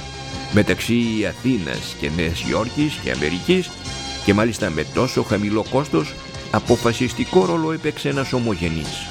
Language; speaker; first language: Greek; native; Greek